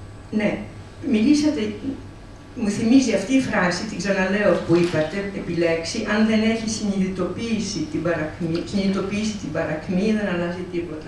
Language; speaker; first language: Greek; native; Greek